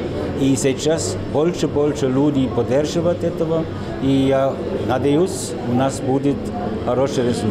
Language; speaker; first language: Russian; non-native, learner; German